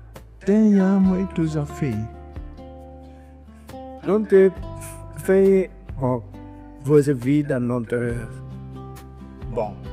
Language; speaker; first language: Portuguese; non-native, learner; Lingala